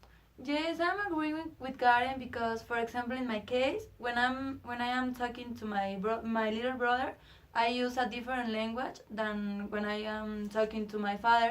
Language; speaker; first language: English; non-native, learner; Spanish